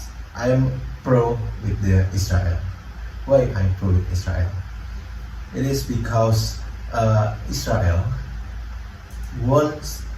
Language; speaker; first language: English; non-native, learner; Indonesian